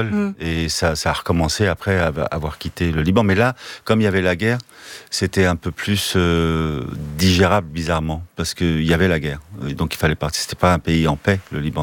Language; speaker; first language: French; early bilingual, other home language; Armenian